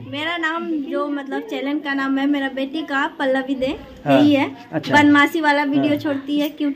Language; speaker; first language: Hindi; non-native, local second language; Bangla